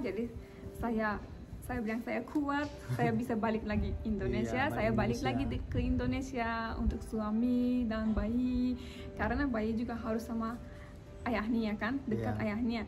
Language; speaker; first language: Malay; non-native, learner; Turkish